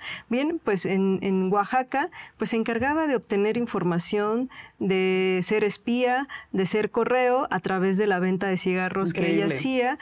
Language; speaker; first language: Spanish; native; Spanish